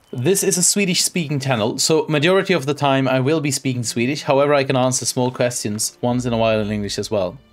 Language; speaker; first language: English; non-native, fluent; Swedish